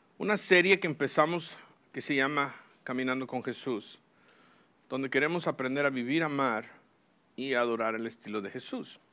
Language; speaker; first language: Spanish; early bilingual, heritage; Spanish